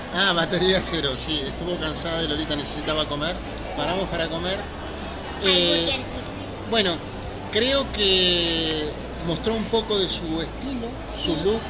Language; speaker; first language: Spanish; native; Spanish